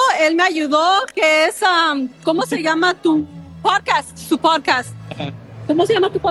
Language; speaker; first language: Spanish; early bilingual, heritage; Spanish